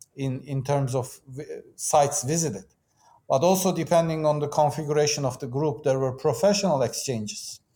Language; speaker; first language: English; non-native, fluent; Turkish